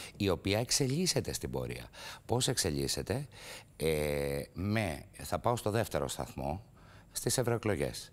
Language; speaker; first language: Greek; native; Greek